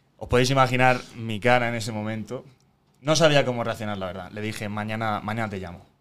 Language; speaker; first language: Spanish; native; Spanish